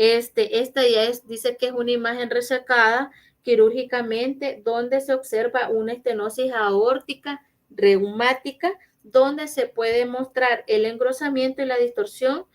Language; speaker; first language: Spanish; native; Spanish